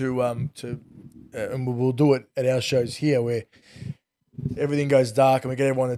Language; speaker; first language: English; native; English